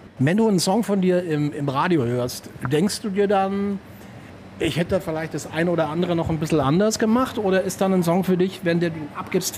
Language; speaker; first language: German; native; German